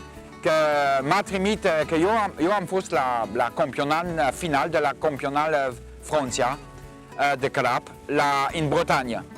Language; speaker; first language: Romanian; non-native, learner; French